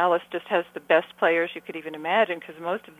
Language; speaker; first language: English; native; English